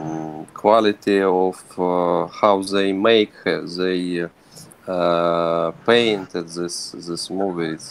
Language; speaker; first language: English; non-native, learner; Ukrainian